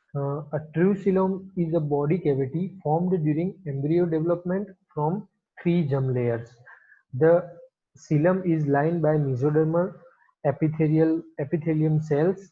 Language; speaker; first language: English; non-native, local second language; Gujarati